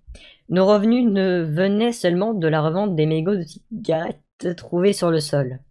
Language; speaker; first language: French; native; French